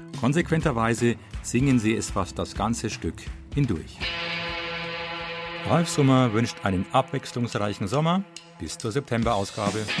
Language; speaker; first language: German; native; German